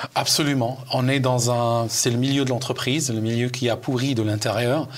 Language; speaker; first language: French; non-native, local second language; Arabic